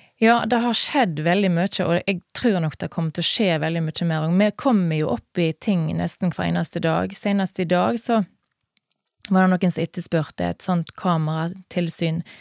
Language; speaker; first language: Norwegian; native; Norwegian